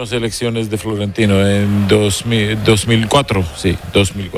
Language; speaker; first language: Spanish; non-native, fluent; Georgian